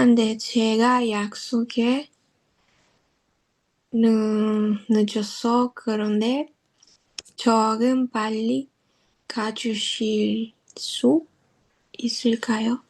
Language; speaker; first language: Korean; non-native, learner; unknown